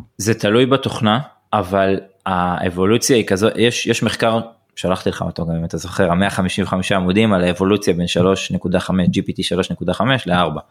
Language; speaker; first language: Hebrew; native; Hebrew